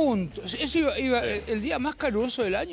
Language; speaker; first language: Spanish; native; Spanish